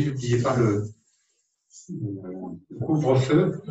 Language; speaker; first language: French; native; French